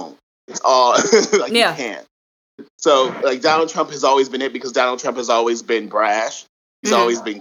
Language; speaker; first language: English; native; English